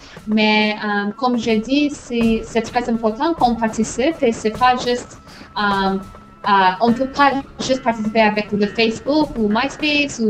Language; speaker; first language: French; non-native, fluent; English